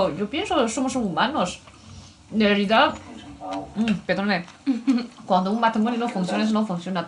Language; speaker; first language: Spanish; non-native, learner; Chinese